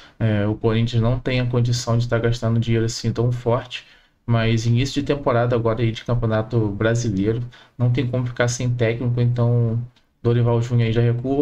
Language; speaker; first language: Portuguese; native; Portuguese